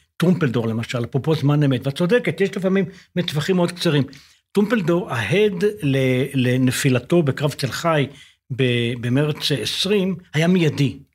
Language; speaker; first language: Hebrew; native; Hebrew